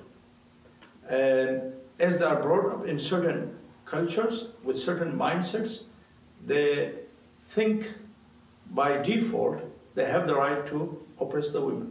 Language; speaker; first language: English; non-native, local second language; Urdu